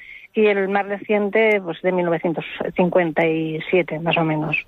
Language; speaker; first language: Spanish; native; Spanish